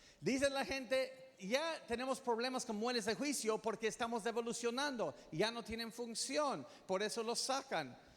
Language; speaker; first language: Spanish; non-native, fluent; English